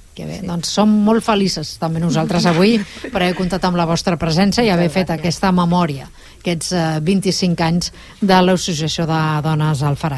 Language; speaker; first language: Catalan; native; Catalan